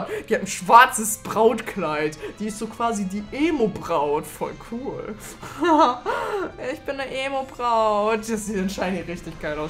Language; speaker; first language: German; native; German